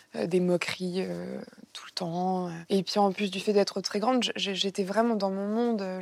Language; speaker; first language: French; native; French